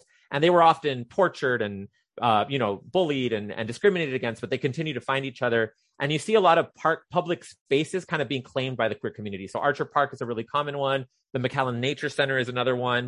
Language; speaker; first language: English; native; English